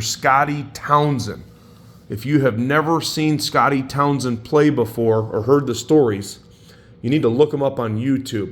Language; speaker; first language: English; native; English